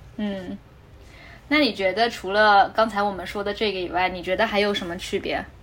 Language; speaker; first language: Chinese; native; Chinese